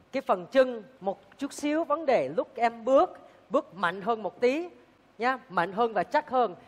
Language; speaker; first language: Vietnamese; early bilingual, heritage; Vietnamese